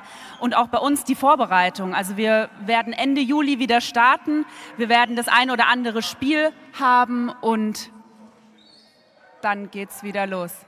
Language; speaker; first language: German; native; German